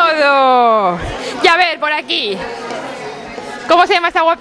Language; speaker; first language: Spanish; native; Spanish